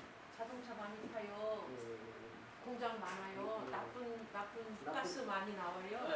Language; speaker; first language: Korean; non-native, learner; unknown